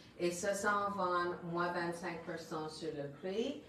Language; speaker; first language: French; non-native, fluent; English